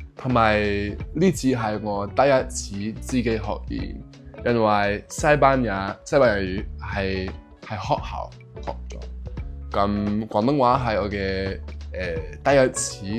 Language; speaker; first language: Cantonese; non-native, learner; English